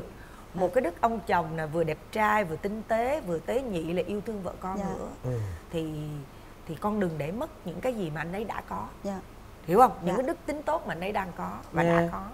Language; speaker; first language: Vietnamese; native; Vietnamese